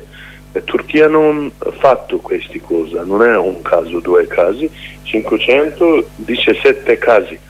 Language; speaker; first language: Italian; non-native, learner; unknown